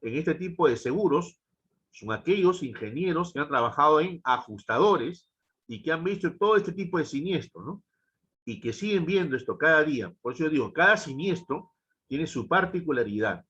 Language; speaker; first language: Spanish; native; Spanish